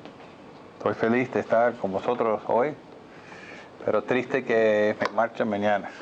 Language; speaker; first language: Spanish; non-native, fluent; English